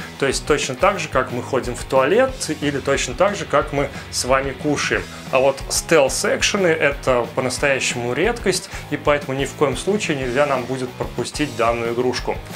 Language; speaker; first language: Russian; native; Russian